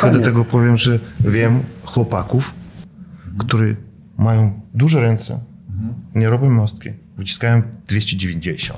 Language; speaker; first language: Polish; non-native, fluent; Russian